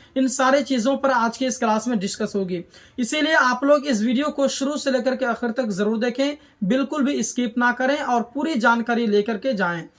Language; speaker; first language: Hindi; native; Hindi